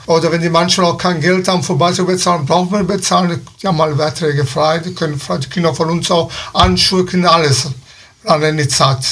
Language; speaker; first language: German; early bilingual, other home language; Italian